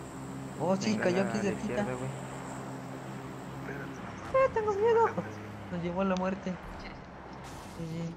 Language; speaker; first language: Spanish; native; Spanish